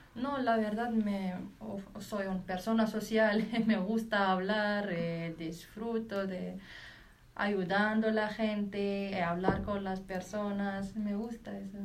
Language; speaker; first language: Spanish; non-native, learner; Arabic